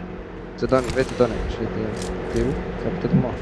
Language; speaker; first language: French; native; French